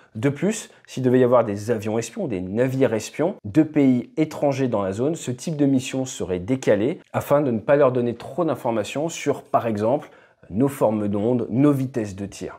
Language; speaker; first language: French; native; French